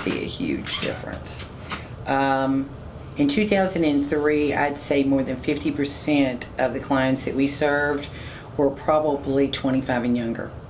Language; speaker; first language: English; native; English